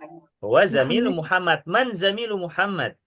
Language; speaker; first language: Arabic; non-native, fluent; Indonesian